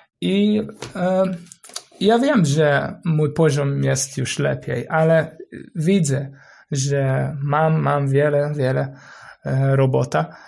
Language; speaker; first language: Polish; non-native, learner; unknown